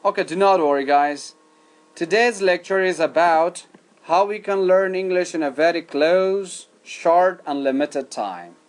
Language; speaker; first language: English; non-native, fluent; Persian